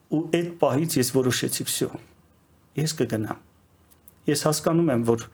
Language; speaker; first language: Armenian; native; Armenian